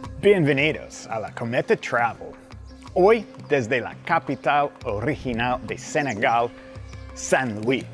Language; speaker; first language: Spanish; non-native, fluent; English